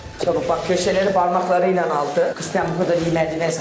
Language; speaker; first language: Turkish; native; Turkish